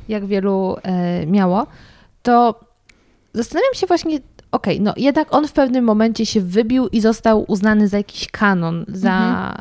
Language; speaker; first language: Polish; native; Polish